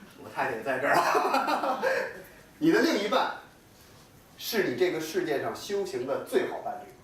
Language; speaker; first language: Chinese; native; Chinese